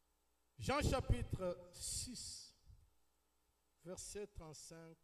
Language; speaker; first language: French; non-native, local second language; Lingala